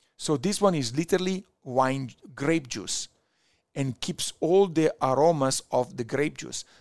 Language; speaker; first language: English; non-native, fluent; Italian